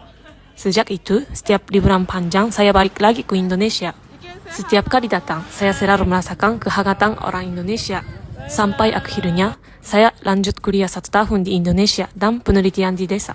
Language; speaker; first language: Indonesian; non-native, learner; Japanese